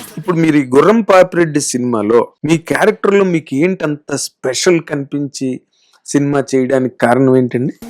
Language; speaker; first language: Telugu; native; Telugu